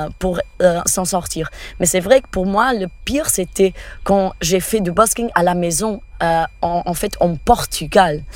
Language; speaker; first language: French; non-native, fluent; Portuguese